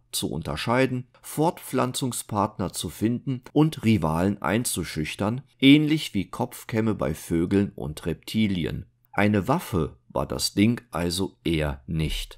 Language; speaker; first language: German; native; German